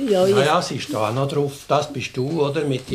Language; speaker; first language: German; native; German